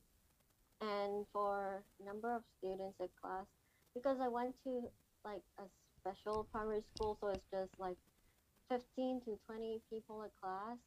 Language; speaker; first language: English; non-native, local second language; Cantonese